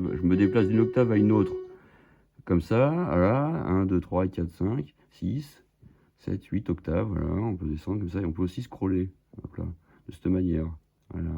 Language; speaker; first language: French; native; French